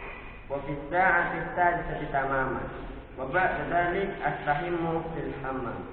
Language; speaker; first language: Arabic; non-native, learner; Indonesian